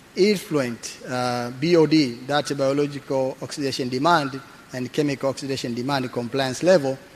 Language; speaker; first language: English; non-native, local second language; Swahili